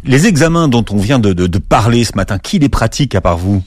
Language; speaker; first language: French; native; French